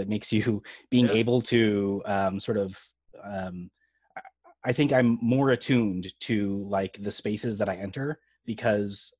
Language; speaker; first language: English; native; English